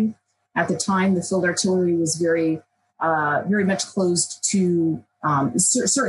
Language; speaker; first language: English; native; English